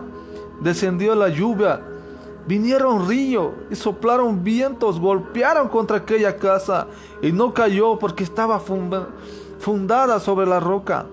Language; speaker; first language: Spanish; native; Spanish